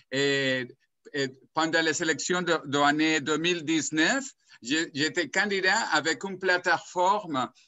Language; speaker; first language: French; non-native, fluent; Spanish